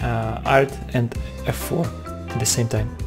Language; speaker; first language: English; non-native, learner; Russian